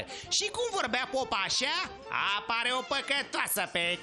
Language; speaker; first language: Romanian; native; Romanian